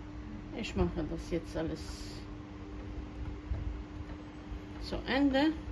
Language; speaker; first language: German; non-native, fluent; Croatian